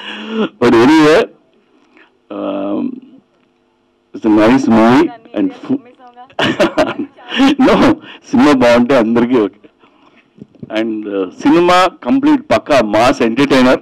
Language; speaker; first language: Telugu; native; Telugu